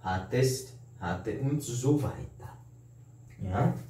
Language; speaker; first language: German; non-native, fluent; Portuguese